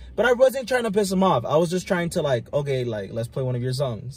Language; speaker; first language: English; early bilingual, other home language; Spanish